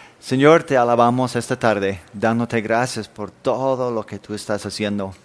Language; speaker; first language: Spanish; non-native, fluent; Danish